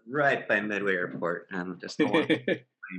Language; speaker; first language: English; native; English